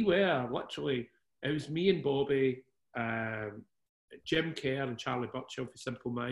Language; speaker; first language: English; native; English